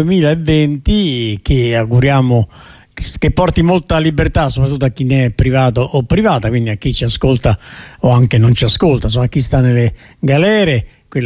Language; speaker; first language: Italian; native; Italian